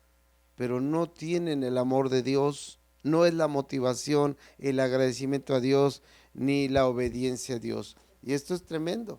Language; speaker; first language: Spanish; native; Spanish